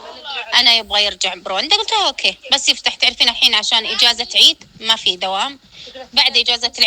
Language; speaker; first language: Arabic; non-native, learner; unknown